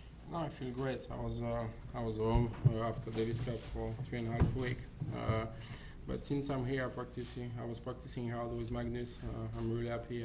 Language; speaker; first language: English; non-native, fluent; French